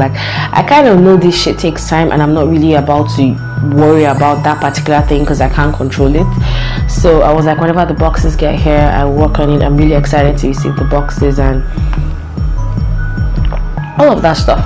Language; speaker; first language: English; non-native, local second language; Yoruba